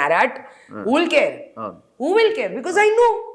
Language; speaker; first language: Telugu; non-native, local second language; Hindi